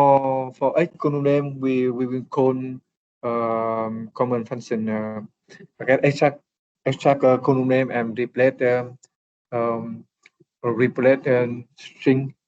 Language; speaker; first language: English; non-native, learner; Vietnamese